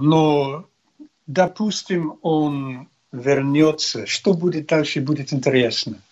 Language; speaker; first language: Russian; non-native, learner; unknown